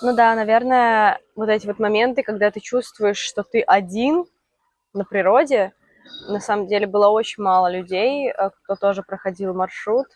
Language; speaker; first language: Russian; native; Russian